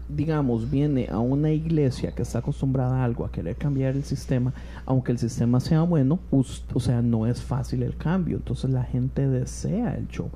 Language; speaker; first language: Spanish; native; Spanish